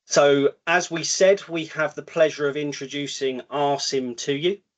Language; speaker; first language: English; native; English